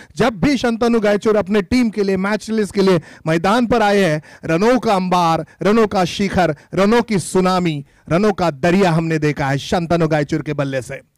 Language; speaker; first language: Hindi; non-native, local second language; Marathi